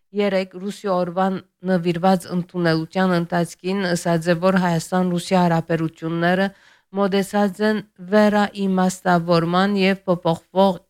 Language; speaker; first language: Armenian; early bilingual, heritage; Armenian